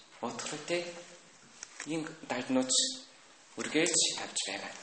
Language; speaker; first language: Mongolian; non-native, learner; Korean